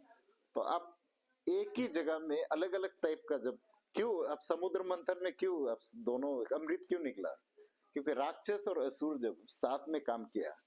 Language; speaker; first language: Hindi; non-native, local second language; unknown